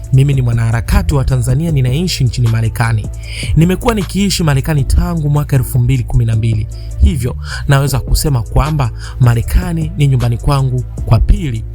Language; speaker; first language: Swahili; native; Swahili